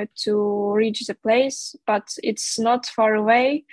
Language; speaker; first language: English; non-native, fluent; Ukrainian